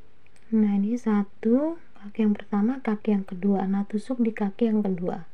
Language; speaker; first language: Indonesian; native; Indonesian